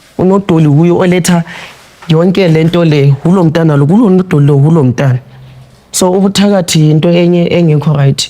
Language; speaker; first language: Zulu; non-native, local second language; Tsonga